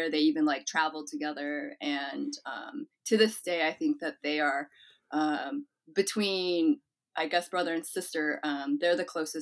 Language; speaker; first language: English; native; English